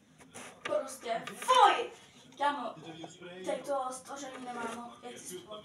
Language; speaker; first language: Czech; native; Czech